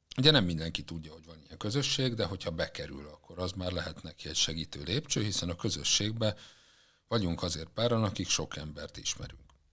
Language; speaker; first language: Hungarian; native; Hungarian